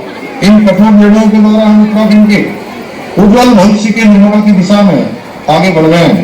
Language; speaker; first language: Hindi; native; Hindi